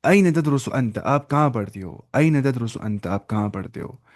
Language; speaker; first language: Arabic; non-native, fluent; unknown